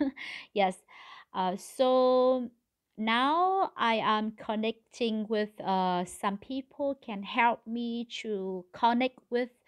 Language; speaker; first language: English; non-native, learner; Vietnamese